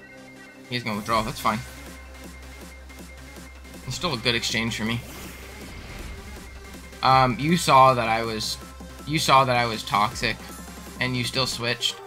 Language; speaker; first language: English; native; English